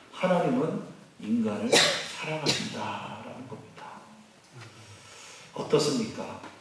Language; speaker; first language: Korean; native; Korean